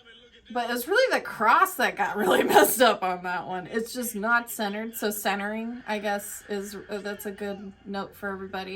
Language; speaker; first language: English; native; English